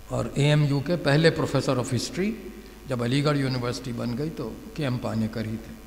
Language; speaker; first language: Urdu; native; Urdu